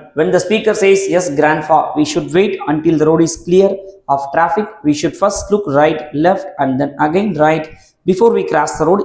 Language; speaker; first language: English; non-native, local second language; Tamil